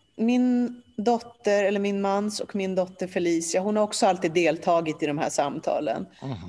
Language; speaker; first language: Swedish; early bilingual, other home language; Polish